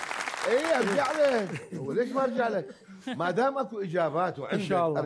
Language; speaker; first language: Arabic; native; Arabic